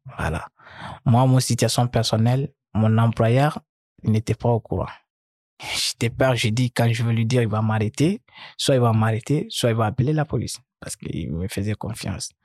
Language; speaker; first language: French; non-native, local second language; Fula